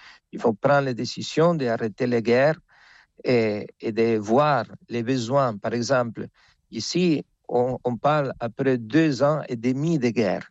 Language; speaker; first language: French; non-native, fluent; Spanish